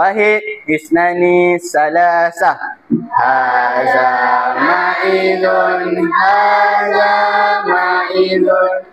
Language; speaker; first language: Arabic; non-native, learner; Malay